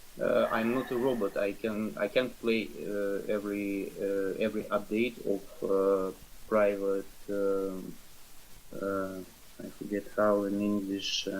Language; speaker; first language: English; non-native, learner; Russian